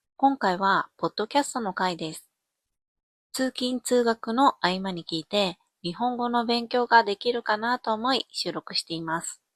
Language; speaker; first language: Japanese; native; Japanese